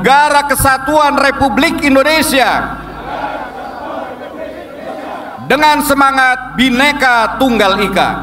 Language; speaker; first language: Indonesian; native; Indonesian